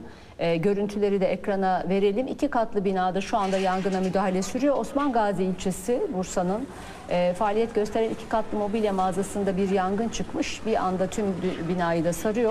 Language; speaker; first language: Turkish; native; Turkish